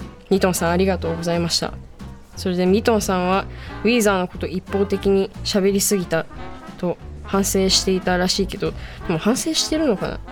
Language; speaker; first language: Japanese; early bilingual, heritage; Japanese